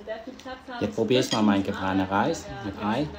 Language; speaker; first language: German; non-native, learner; Vietnamese